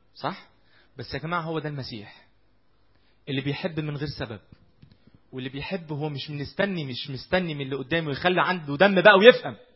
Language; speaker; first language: Arabic; native; Arabic